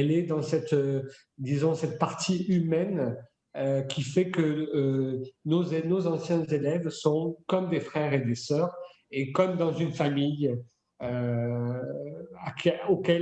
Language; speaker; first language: French; native; French